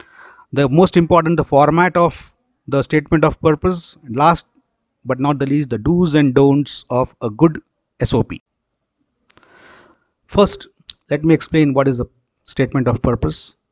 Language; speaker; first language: English; non-native, local second language; Marathi